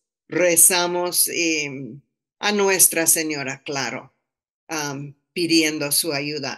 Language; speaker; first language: Spanish; non-native, fluent; English